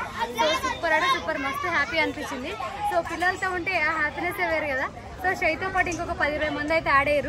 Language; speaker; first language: Telugu; native; Telugu